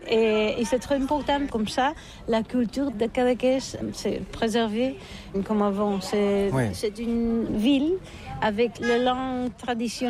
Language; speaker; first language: French; non-native, learner; Catalan